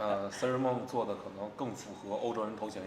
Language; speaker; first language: Chinese; native; Chinese